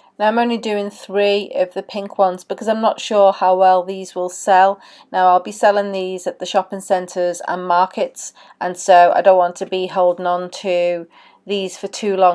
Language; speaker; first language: English; native; English